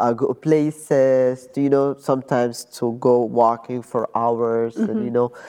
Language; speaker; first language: English; non-native, fluent; Arabic